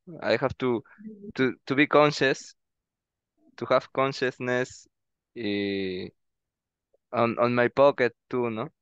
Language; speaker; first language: English; non-native, learner; Spanish